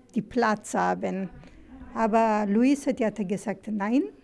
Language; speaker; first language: German; non-native, learner; Italian